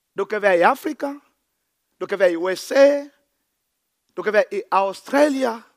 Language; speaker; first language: Danish; non-native, fluent; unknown